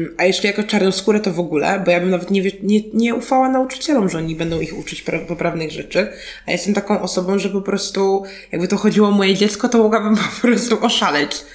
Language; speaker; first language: Polish; native; Polish